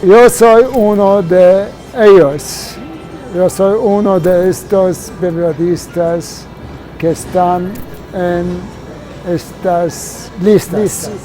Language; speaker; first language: Spanish; non-native, fluent; Arabic